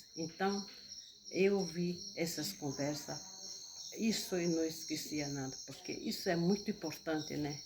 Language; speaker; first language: Portuguese; non-native, local second language; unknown